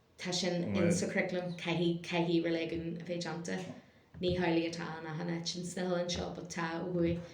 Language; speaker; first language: Irish; non-native, local second language; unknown